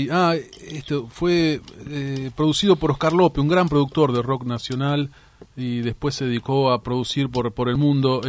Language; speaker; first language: Spanish; native; Spanish